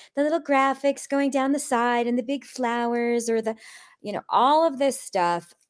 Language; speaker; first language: English; native; English